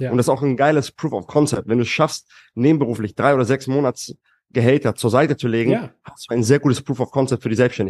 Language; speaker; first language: German; native; German